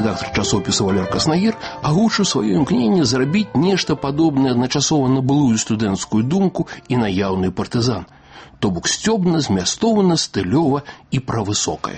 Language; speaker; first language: Belarusian; native; Belarusian